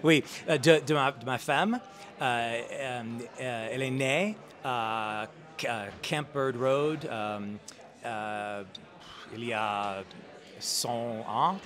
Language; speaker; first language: French; non-native, learner; English